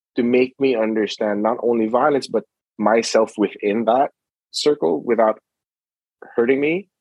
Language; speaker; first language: English; non-native, local second language; Filipino